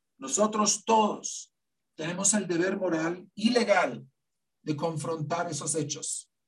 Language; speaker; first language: Spanish; non-native, fluent; Hebrew